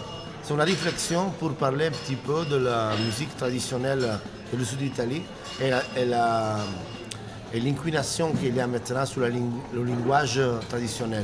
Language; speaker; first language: French; non-native, learner; Italian